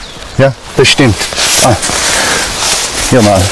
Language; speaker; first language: German; non-native, learner; Danish